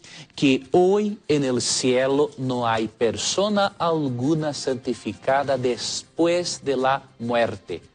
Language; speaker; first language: Spanish; non-native, fluent; Portuguese